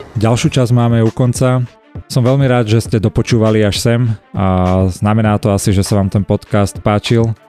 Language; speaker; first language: Slovak; native; Slovak